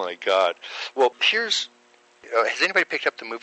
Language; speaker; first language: English; native; English